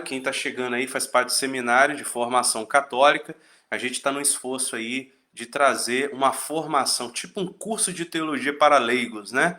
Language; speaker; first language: Portuguese; native; Portuguese